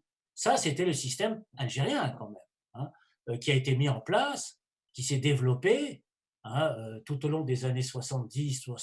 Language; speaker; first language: French; native; French